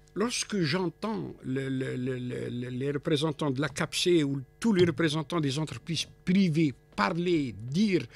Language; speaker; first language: French; non-native, local second language; Arabic